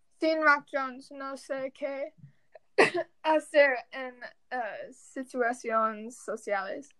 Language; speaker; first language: Spanish; non-native, learner; English